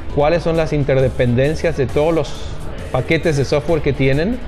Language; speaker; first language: Spanish; native; Spanish